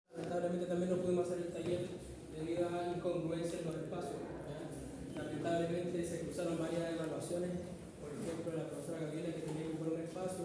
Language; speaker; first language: Spanish; native; Spanish